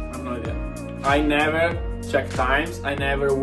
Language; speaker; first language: English; non-native, fluent; Italian